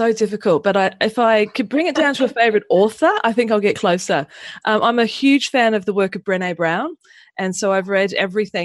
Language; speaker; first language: English; native; English